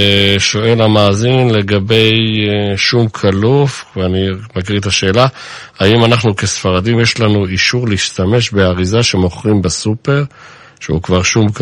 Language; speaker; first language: Hebrew; native; Hebrew